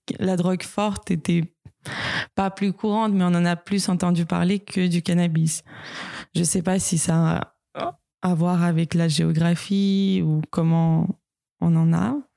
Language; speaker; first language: French; non-native, fluent; Russian